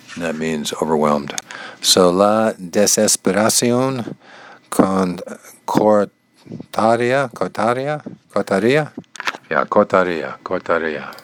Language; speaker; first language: Spanish; non-native, learner; English